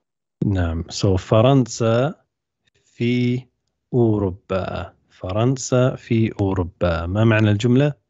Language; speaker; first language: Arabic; non-native, fluent; English